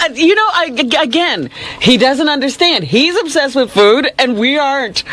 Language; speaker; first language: English; native; English